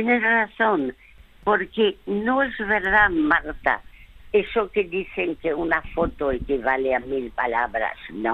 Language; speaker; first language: Spanish; early bilingual, other home language; French